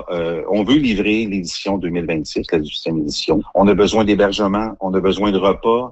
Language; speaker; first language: French; native; French